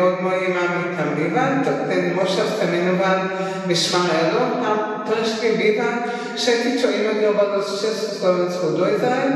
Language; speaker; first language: Slovak; early bilingual, heritage; Slovak